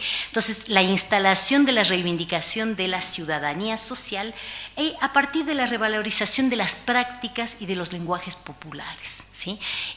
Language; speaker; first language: Spanish; native; Spanish